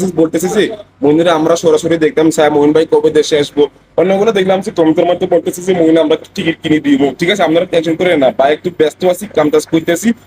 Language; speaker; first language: Bangla; non-native, fluent; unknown